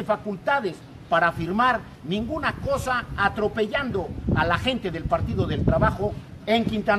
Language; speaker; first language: Spanish; native; Spanish